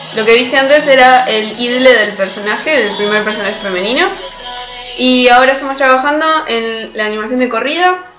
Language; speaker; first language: Spanish; native; Spanish